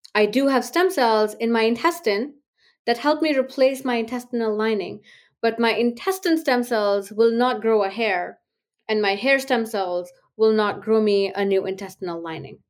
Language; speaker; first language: English; non-native, local second language; Hindi